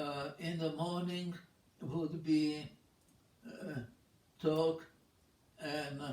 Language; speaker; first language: English; non-native, fluent; Czech